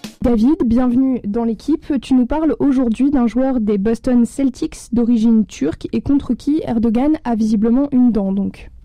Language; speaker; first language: French; native; French